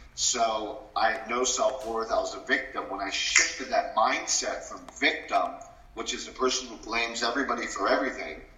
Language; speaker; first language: English; early bilingual, other home language; Spanish